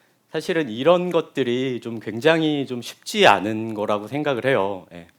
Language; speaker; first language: Korean; native; Korean